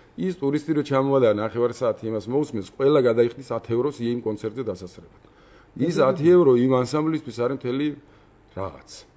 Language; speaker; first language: Georgian; native; Georgian